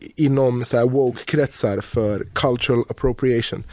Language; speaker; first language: Swedish; early bilingual, other home language; Bosnian